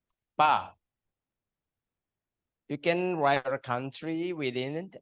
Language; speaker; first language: English; non-native, learner; Indonesian